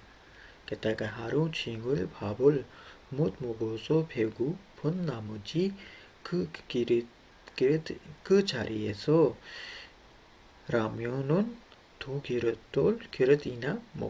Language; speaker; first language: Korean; non-native, fluent; Urdu